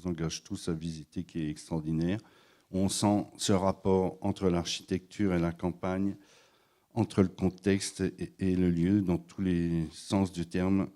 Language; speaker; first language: French; native; French